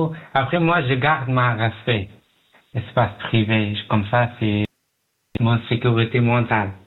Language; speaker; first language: French; non-native, learner; Pashto